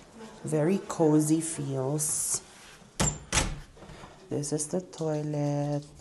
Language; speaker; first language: English; non-native, local second language; Filipino